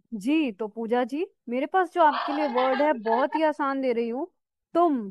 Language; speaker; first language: Hindi; native; Hindi